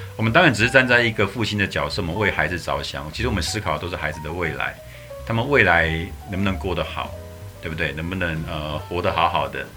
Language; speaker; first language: Chinese; native; Chinese